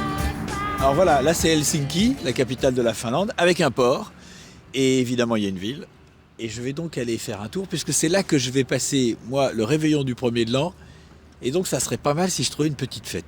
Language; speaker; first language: French; native; French